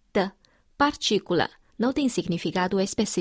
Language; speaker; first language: Portuguese; non-native, fluent; Chinese